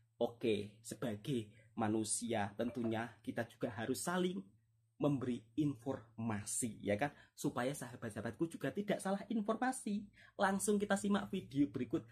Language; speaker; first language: Indonesian; native; Indonesian